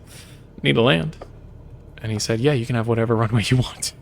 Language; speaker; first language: English; native; English